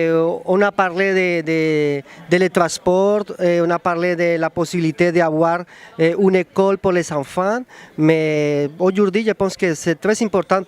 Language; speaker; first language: French; non-native, learner; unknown